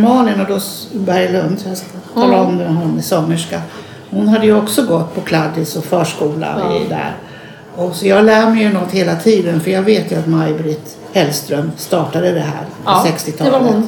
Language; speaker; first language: Swedish; native; Swedish